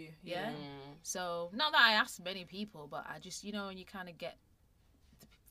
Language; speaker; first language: English; native; English